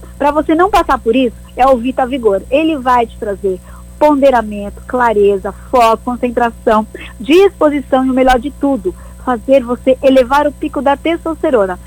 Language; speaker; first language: Portuguese; native; Portuguese